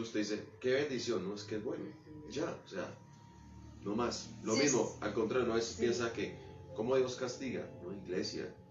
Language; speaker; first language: Spanish; native; Spanish